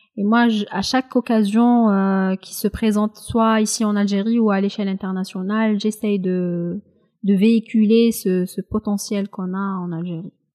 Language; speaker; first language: French; non-native, local second language; Kabyle